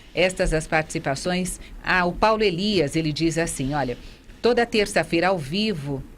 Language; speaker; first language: Portuguese; native; Portuguese